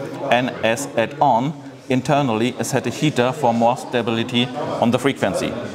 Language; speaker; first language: English; non-native, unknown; German